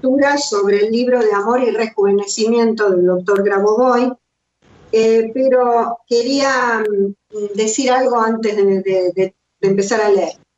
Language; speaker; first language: Spanish; native; Spanish